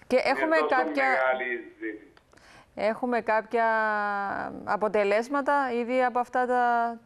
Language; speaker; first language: Greek; native; Greek